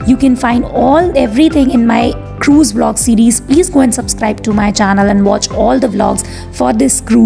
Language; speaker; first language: English; non-native, local second language; Hindi